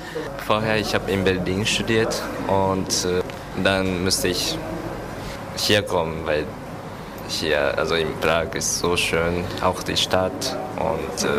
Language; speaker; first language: German; non-native, learner; Japanese